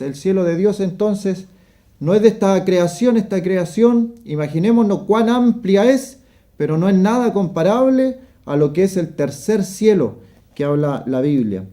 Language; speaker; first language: Spanish; native; Spanish